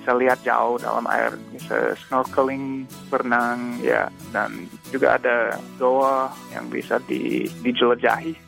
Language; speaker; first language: Indonesian; non-native, fluent; English